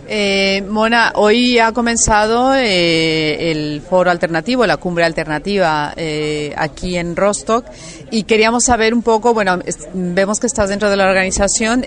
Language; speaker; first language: Spanish; native; Spanish